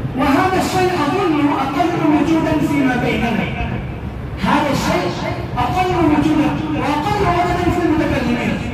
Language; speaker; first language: Arabic; non-native, fluent; Urdu